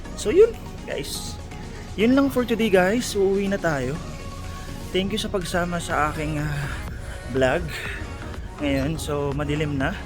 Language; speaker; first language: Filipino; native; Filipino